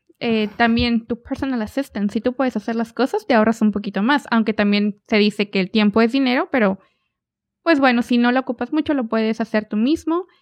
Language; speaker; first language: Spanish; native; Spanish